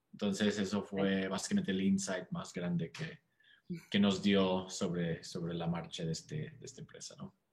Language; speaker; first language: Spanish; non-native, fluent; English